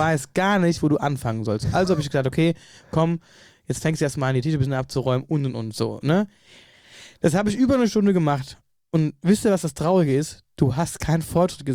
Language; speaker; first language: German; native; German